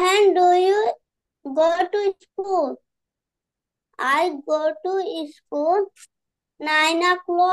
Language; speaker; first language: English; non-native, learner; Bangla